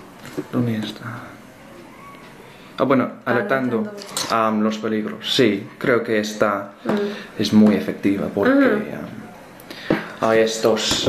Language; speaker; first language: Spanish; non-native, learner; English